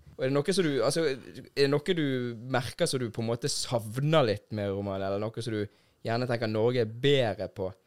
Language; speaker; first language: Norwegian; native; Norwegian